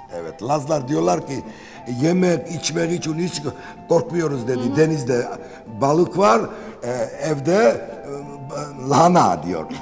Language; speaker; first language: Turkish; non-native, learner; Georgian